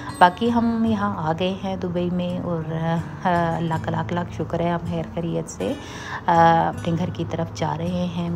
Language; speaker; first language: Urdu; native; Urdu